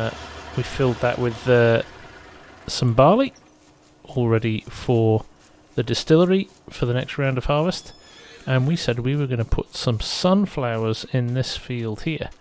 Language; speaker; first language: English; native; English